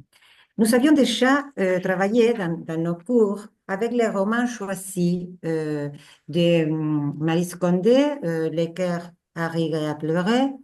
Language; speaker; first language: French; non-native, fluent; Spanish